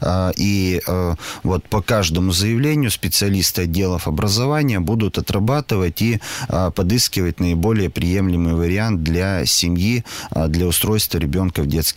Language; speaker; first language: Russian; native; Russian